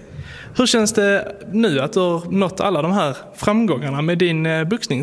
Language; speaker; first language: Swedish; native; Swedish